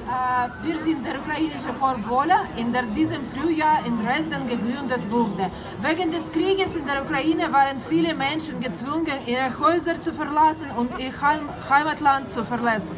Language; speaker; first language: German; non-native, learner; Ukrainian